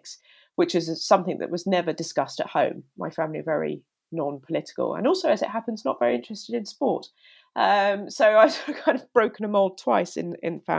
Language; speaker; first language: English; native; English